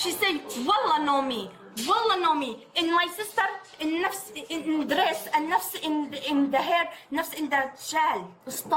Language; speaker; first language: English; non-native, learner; Arabic